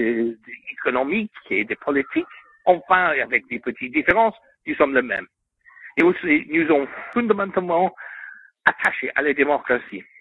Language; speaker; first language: French; non-native, learner; English